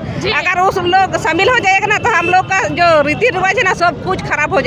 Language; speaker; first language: Hindi; non-native, local second language; Santali